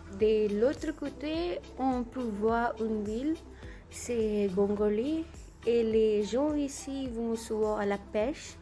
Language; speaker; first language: French; non-native, fluent; Konkani